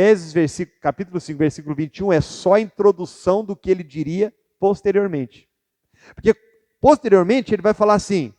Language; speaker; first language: Portuguese; native; Portuguese